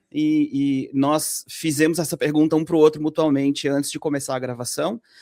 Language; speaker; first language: Portuguese; native; Portuguese